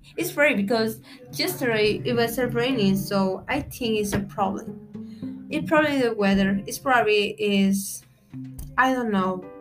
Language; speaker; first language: English; non-native, learner; Spanish